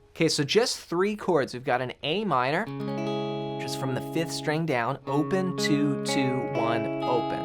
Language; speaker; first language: English; native; English